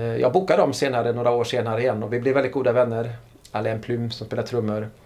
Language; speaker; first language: Swedish; native; Swedish